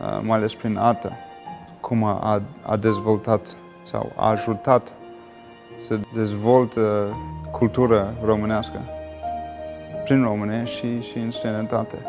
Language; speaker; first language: Romanian; non-native, fluent; English